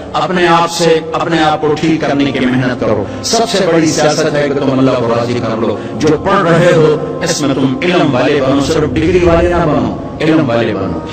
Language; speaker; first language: Urdu; non-native, local second language; Punjabi